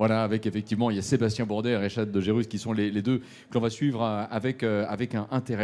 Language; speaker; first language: French; native; French